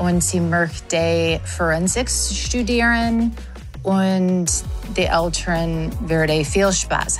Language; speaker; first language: German; non-native, learner; English